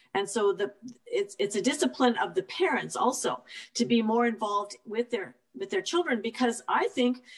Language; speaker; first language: English; native; English